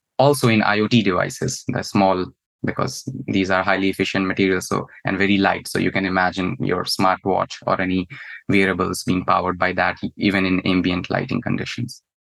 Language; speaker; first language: English; non-native, local second language; Hindi